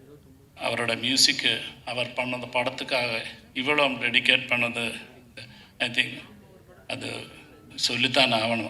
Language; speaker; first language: Tamil; non-native, learner; Malayalam